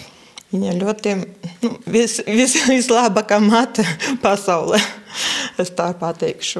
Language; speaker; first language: Latvian; non-native, local second language; Russian